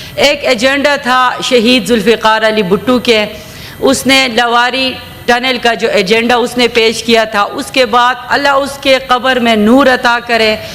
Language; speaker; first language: Urdu; non-native, local second language; Khowar